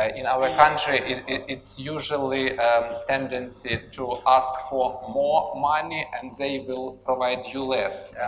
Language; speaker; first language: English; non-native, fluent; Ukrainian